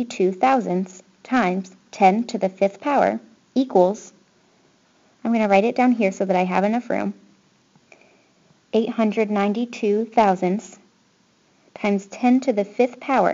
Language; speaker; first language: English; native; English